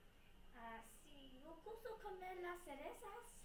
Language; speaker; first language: Spanish; non-native, learner; English